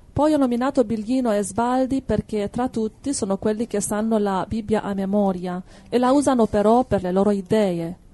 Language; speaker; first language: Italian; non-native, fluent; Hungarian